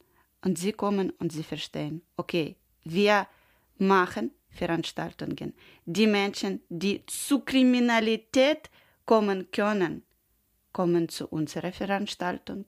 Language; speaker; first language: German; non-native, learner; Ukrainian